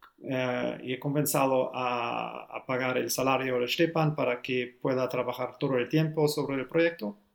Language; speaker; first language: Spanish; non-native, learner; German